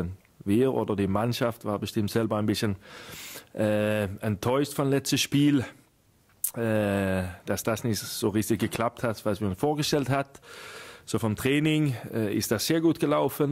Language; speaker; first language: German; non-native, fluent; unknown